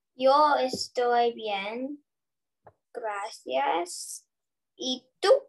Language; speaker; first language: Spanish; non-native, learner; English